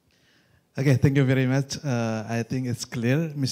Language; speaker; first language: English; non-native, local second language; Indonesian